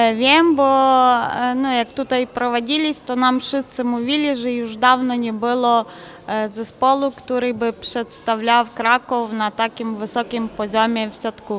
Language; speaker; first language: Polish; non-native, learner; Ukrainian